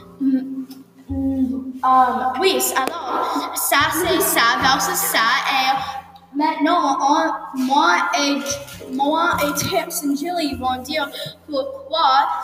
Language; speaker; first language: French; non-native, learner; English